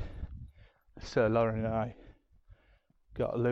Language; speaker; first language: English; native; English